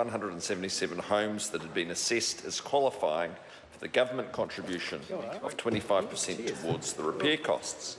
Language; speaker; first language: English; native; English